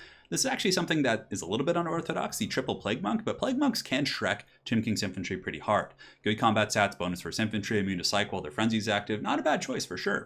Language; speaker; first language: English; native; English